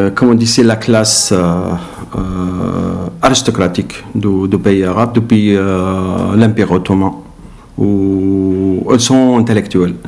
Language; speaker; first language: French; non-native, learner; Arabic